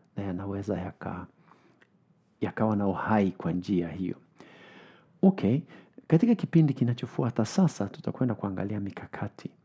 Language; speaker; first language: Swahili; non-native, fluent; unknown